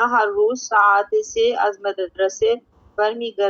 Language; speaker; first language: Persian; non-native, learner; Urdu